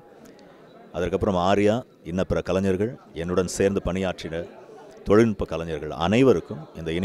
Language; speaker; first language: Tamil; native; Tamil